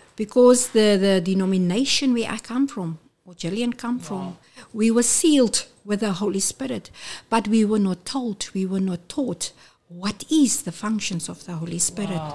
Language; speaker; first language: English; non-native, local second language; Afrikaans